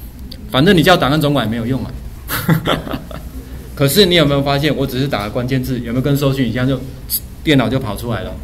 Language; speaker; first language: Chinese; native; Chinese